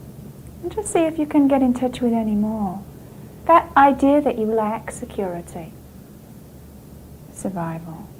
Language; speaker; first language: English; native; English